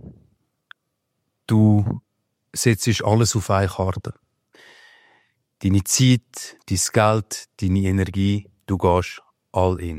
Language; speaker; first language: German; native; German